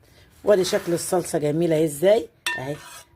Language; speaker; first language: Arabic; native; Arabic